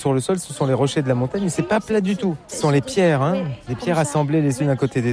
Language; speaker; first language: French; native; French